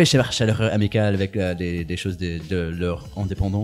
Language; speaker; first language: French; non-native, fluent; English